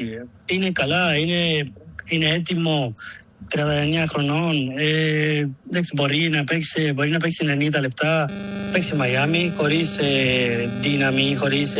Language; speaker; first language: Greek; non-native, learner; Spanish